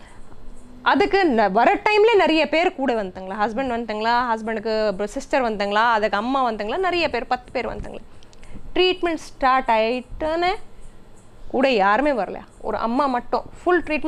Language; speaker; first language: Tamil; non-native, learner; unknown